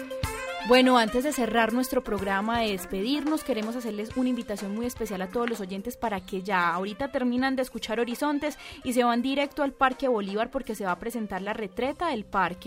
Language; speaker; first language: Spanish; native; Spanish